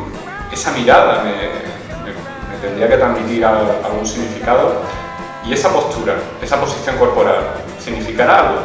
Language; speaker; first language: Spanish; native; Spanish